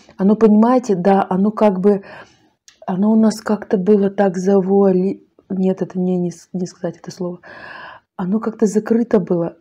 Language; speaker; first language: Russian; native; Russian